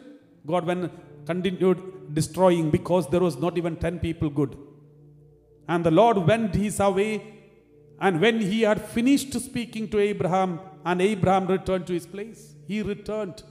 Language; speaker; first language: English; non-native, local second language; Malayalam